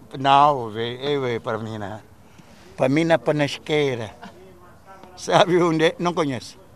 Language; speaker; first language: Portuguese; non-native, local second language; Kabuverdianu